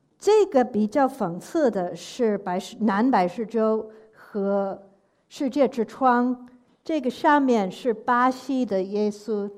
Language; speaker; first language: Chinese; non-native, fluent; English